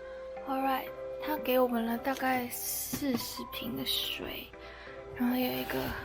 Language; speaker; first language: Chinese; early bilingual, heritage; Chinese